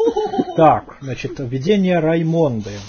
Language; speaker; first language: Russian; native; Russian